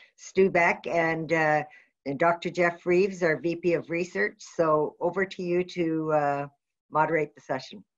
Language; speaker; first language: English; native; English